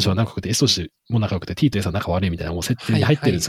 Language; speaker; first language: Japanese; native; Japanese